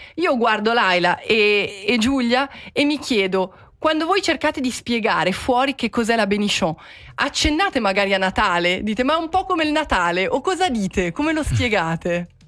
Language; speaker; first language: Italian; native; Italian